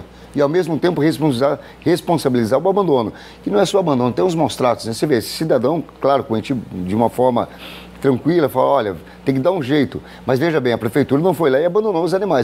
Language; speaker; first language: Portuguese; native; Portuguese